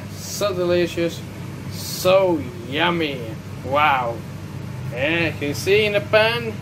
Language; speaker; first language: English; non-native, fluent; Portuguese